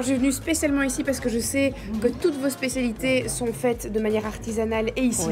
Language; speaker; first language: French; native; French